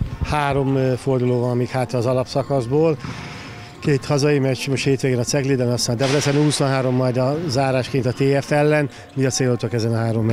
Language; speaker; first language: Hungarian; native; Hungarian